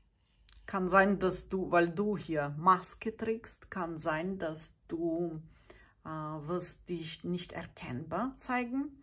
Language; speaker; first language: German; non-native, fluent; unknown